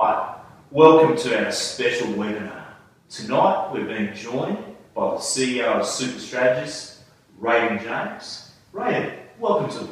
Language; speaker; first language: English; native; English